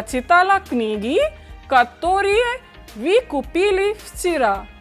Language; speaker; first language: Russian; non-native, fluent; English